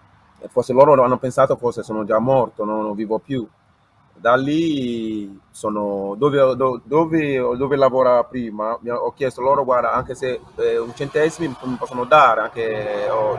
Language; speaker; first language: Italian; non-native, learner; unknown